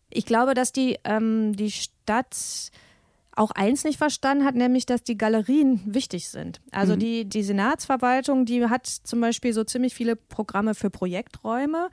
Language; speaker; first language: German; native; German